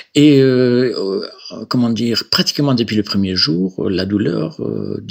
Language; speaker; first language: French; non-native, fluent; Spanish